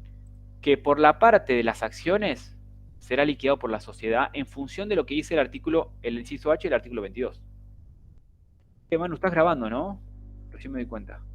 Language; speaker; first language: Spanish; native; Spanish